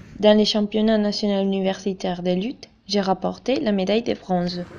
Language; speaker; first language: French; non-native, learner; Spanish